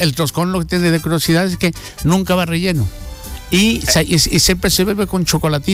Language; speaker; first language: Spanish; native; Spanish